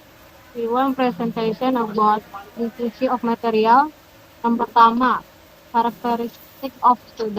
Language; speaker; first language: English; non-native, learner; Indonesian